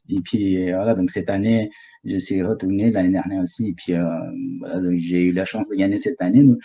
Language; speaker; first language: French; non-native, fluent; Sherpa